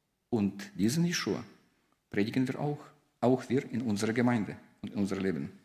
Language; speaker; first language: German; non-native, fluent; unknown